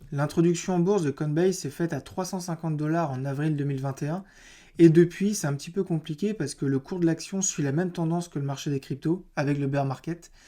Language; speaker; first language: French; native; French